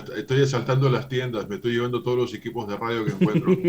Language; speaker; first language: Spanish; native; Spanish